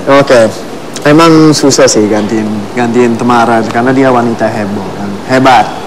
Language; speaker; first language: Indonesian; non-native, fluent; English